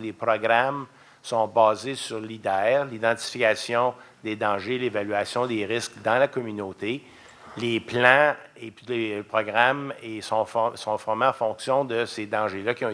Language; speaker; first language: French; native; French